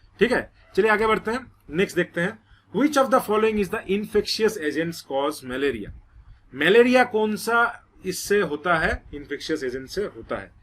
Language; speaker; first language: Hindi; non-native, local second language; Bangla